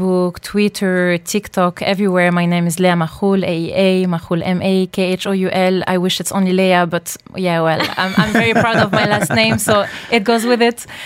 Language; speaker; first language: English; non-native, fluent; French